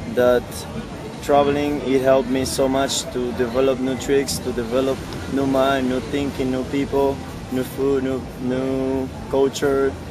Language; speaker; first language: English; non-native, fluent; Spanish